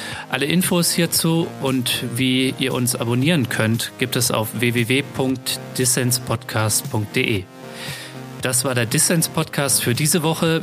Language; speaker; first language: German; native; German